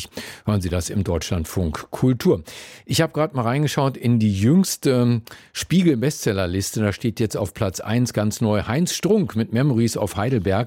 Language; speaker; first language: German; native; German